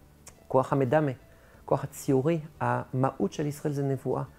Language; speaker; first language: Hebrew; non-native, fluent; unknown